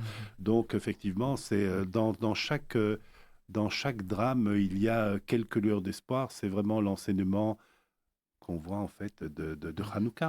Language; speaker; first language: French; native; French